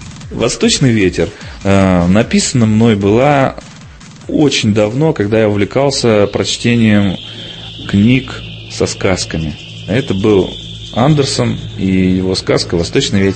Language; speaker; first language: Russian; native; Russian